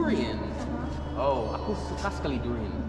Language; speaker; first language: Indonesian; non-native, learner; English